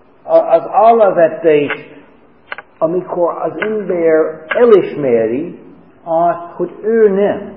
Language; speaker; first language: Hungarian; non-native, fluent; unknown